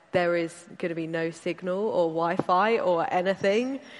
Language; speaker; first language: English; native; English